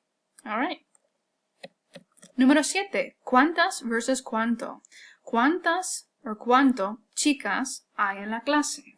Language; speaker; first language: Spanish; non-native, fluent; English